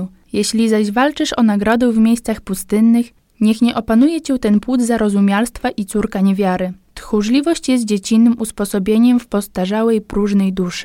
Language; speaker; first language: Polish; native; Polish